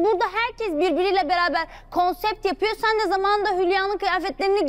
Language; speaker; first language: Turkish; native; Turkish